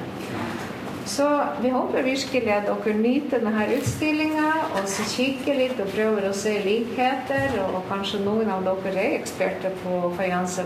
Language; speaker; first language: Norwegian; non-native, fluent; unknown